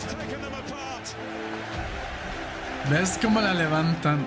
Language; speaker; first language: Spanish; non-native, fluent; German